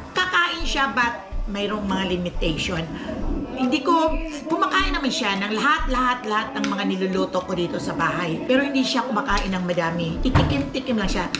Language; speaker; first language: Filipino; non-native, local second language; Cebuano